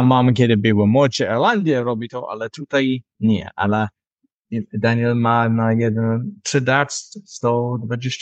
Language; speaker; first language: Polish; non-native, learner; English